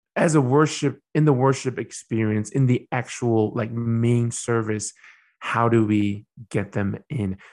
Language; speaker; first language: English; early bilingual, other home language; Burmese